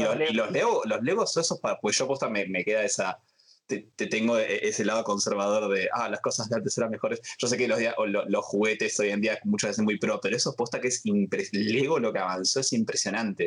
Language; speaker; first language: Spanish; native; Spanish